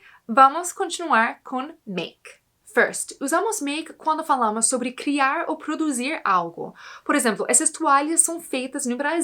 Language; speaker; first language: Portuguese; non-native, fluent; English